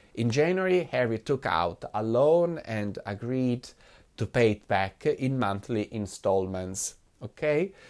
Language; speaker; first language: English; non-native, fluent; Italian